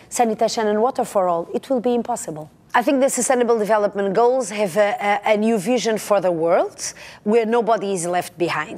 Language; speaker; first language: English; non-native, fluent; Portuguese